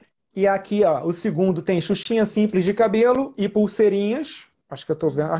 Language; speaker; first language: Portuguese; native; Portuguese